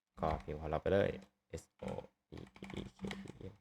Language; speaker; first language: Thai; native; Thai